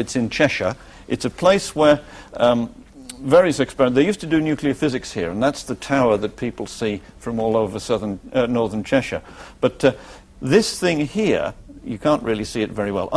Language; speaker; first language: English; native; English